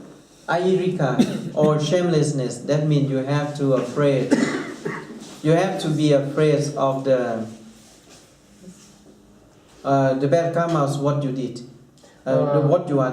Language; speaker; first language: English; non-native, fluent; Thai